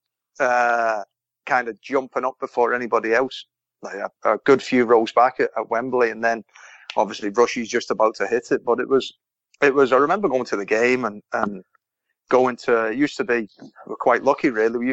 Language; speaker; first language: English; native; English